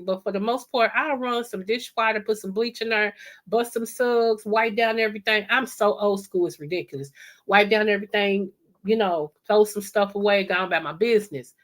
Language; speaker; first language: English; native; English